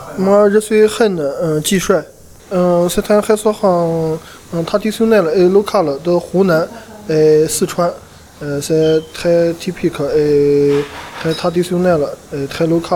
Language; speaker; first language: French; non-native, fluent; Chinese